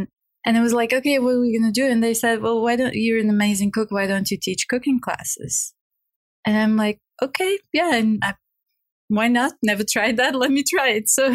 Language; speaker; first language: English; non-native, fluent; Bulgarian